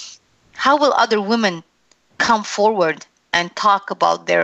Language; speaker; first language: English; non-native, fluent; Arabic